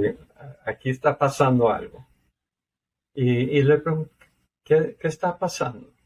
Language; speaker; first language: Spanish; non-native, fluent; English